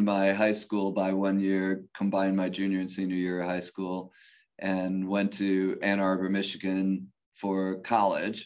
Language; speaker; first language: English; native; English